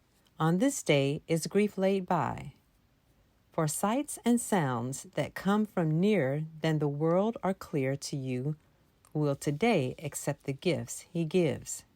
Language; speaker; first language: English; native; English